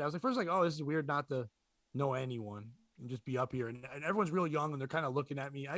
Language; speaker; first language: English; native; English